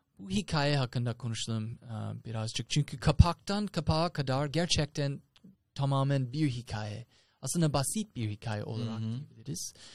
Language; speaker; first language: Turkish; non-native, fluent; English